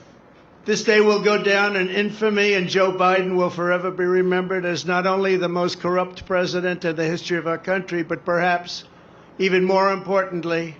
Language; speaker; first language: English; native; English